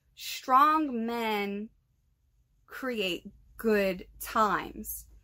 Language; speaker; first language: English; native; English